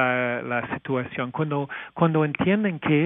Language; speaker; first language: Spanish; non-native, fluent; English